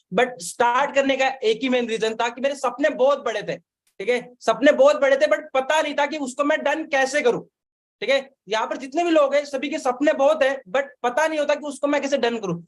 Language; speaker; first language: Hindi; non-native, local second language; Marathi